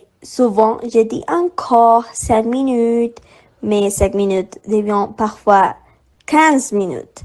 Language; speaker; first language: French; non-native, learner; Spanish